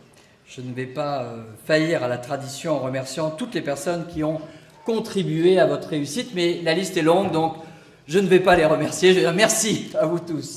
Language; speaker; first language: French; native; French